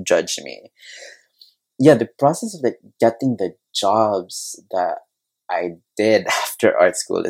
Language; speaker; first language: English; non-native, local second language; Cebuano